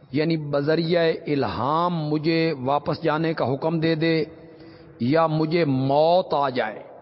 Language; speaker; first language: Urdu; non-native, local second language; Punjabi